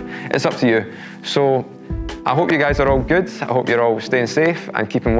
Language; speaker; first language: English; native; English